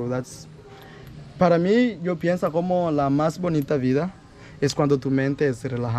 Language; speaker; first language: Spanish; non-native, learner; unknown